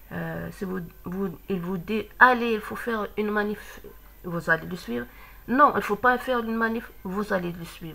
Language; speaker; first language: French; non-native, local second language; Kabyle